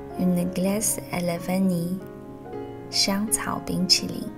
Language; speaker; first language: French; non-native, fluent; Chinese